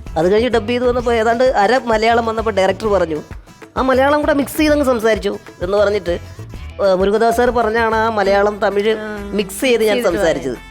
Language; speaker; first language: Malayalam; native; Malayalam